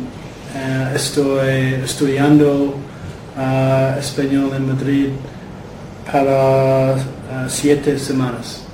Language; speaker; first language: Spanish; non-native, learner; English